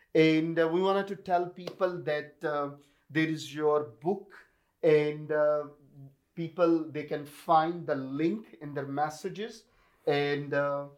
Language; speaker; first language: English; non-native, local second language; Urdu